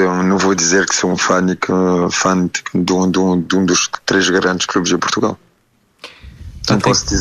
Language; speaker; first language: Portuguese; early bilingual, heritage; French